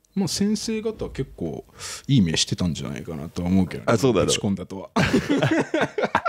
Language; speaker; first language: Japanese; native; Japanese